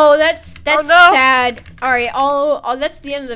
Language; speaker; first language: English; native; English